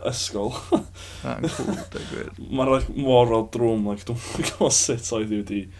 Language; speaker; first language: Welsh; native; Welsh